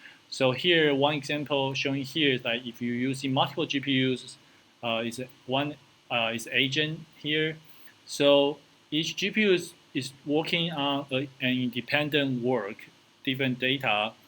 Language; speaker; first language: English; non-native, fluent; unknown